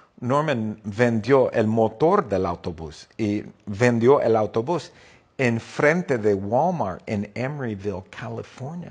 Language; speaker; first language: Spanish; non-native, fluent; English